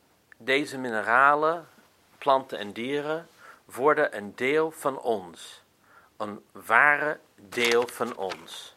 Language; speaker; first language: Dutch; non-native, fluent; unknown